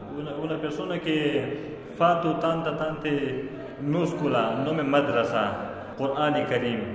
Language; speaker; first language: Italian; non-native, learner; Pashto